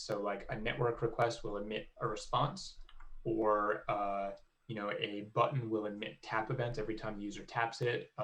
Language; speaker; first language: English; native; English